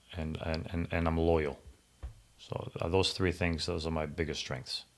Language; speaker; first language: English; early bilingual, other home language; Greek